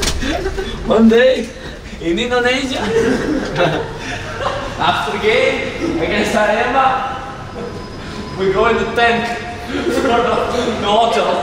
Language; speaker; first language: English; non-native, learner; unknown